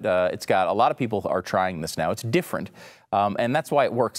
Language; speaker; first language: English; native; English